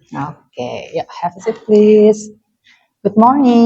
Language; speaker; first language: English; non-native, fluent; Indonesian